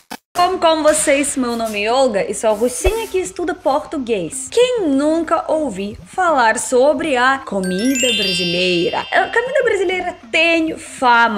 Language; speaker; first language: Portuguese; non-native, learner; Russian